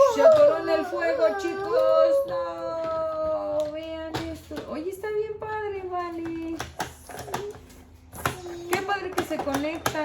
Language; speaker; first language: Spanish; native; Spanish